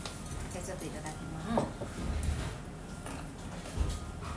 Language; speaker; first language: Japanese; native; Japanese